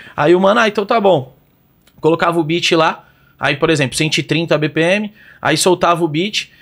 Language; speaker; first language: Portuguese; native; Portuguese